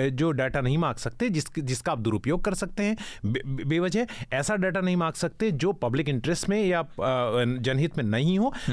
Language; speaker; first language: Hindi; native; Hindi